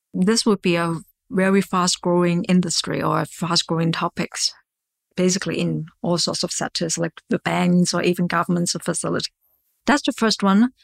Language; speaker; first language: English; non-native, local second language; Cantonese